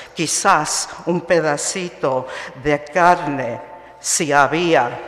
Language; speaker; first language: English; early bilingual, other home language; Spanish